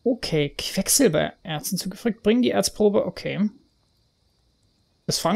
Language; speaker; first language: German; native; German